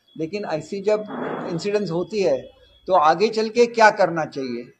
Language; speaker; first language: Hindi; non-native, local second language; Marathi